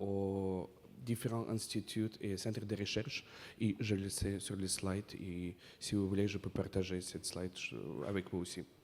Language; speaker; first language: French; non-native, fluent; Russian